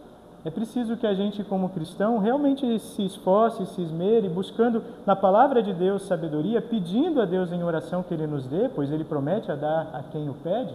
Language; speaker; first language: Portuguese; native; Portuguese